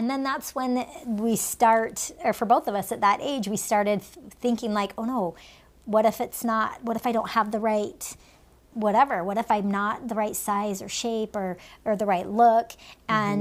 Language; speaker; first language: English; native; English